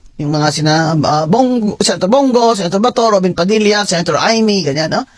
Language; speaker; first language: Filipino; non-native, local second language; Hiligaynon